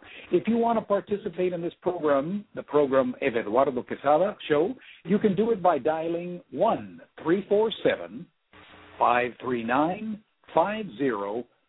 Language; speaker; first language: English; early bilingual, other home language; Spanish